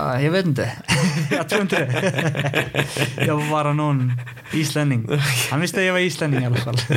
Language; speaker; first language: Swedish; non-native, fluent; Icelandic